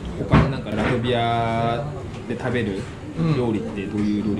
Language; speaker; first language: Japanese; native; Japanese